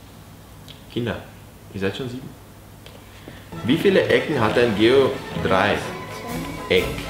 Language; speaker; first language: German; native; German